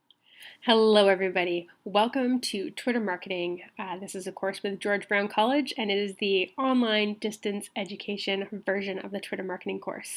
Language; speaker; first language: English; native; English